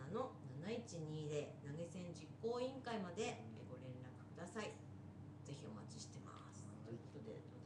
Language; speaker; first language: Japanese; native; Japanese